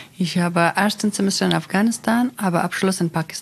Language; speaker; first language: German; non-native, learner; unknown